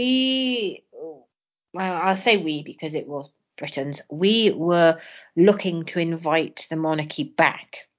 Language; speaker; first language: English; native; English